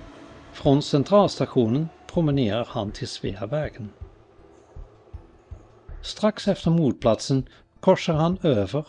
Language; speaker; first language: Swedish; native; Swedish